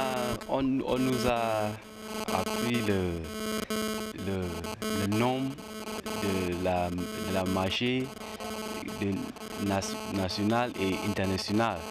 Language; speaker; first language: French; non-native, local second language; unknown